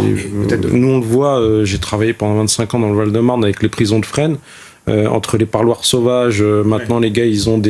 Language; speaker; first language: French; native; French